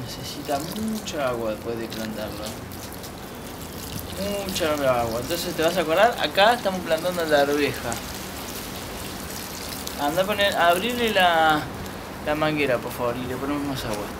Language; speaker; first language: Spanish; native; Spanish